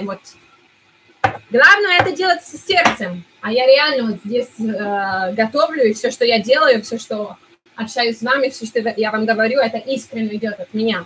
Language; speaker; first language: Russian; early bilingual, heritage; Italian